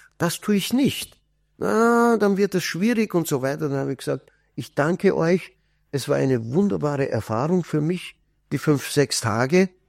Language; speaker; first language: German; non-native, fluent; Kurdish